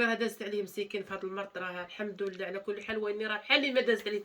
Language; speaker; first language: Arabic; native; Arabic